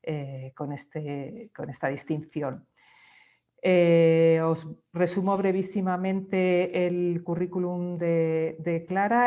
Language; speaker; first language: Spanish; native; Spanish